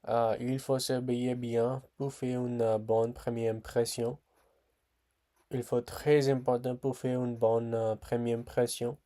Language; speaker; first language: French; non-native, learner; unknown